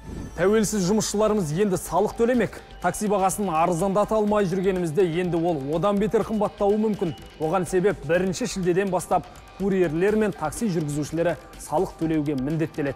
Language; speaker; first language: Kazakh; native; Kazakh